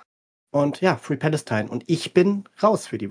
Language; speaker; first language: German; native; German